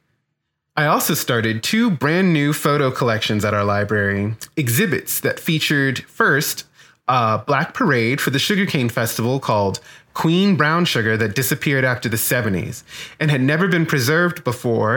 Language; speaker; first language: English; native; English